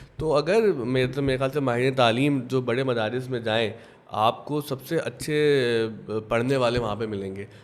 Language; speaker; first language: Urdu; native; Urdu